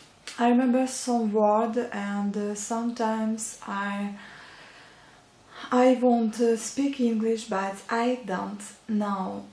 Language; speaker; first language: English; non-native, learner; Russian